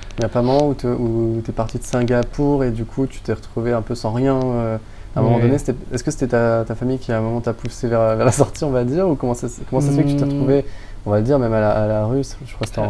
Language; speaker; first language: French; native; French